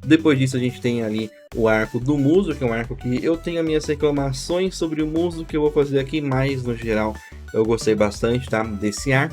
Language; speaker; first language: Portuguese; native; Portuguese